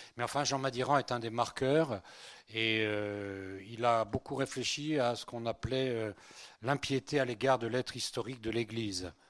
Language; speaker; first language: French; early bilingual, other home language; Spanish